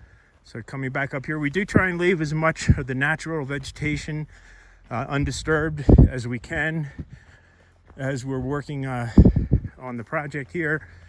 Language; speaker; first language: English; native; English